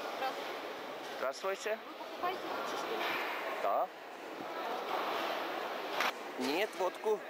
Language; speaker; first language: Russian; non-native, learner; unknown